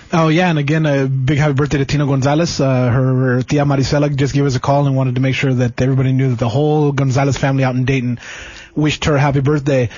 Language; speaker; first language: English; early bilingual, other home language; Spanish